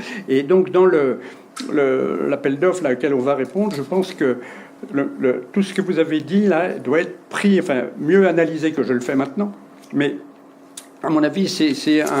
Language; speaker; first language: French; native; French